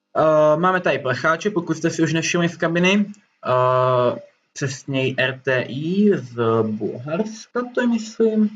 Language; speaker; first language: Czech; native; Czech